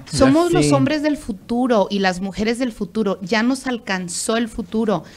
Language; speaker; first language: Spanish; native; Spanish